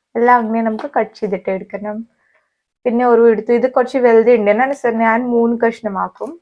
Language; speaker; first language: Malayalam; non-native, learner; Hindi